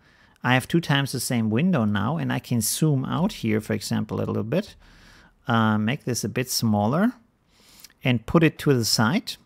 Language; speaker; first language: English; non-native, fluent; German